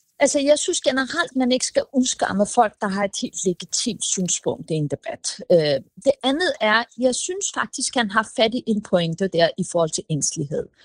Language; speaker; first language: Danish; early bilingual, other home language; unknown